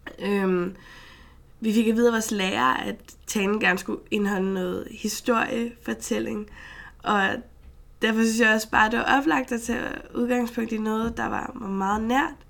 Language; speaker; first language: Danish; native; Danish